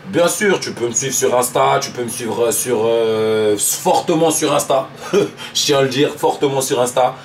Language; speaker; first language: French; early bilingual, other home language; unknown